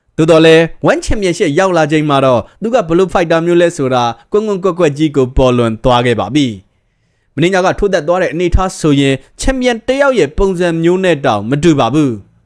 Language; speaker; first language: Burmese; native; Burmese